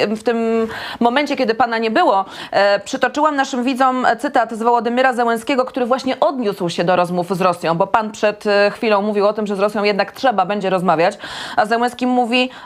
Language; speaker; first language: Polish; native; Polish